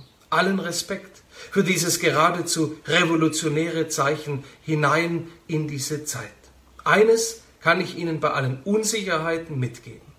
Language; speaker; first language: German; native; German